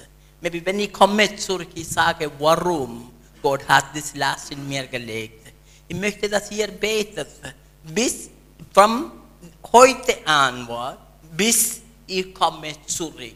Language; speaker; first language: German; non-native, learner; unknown